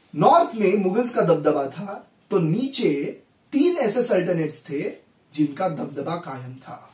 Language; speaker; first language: Hindi; non-native, local second language; Marathi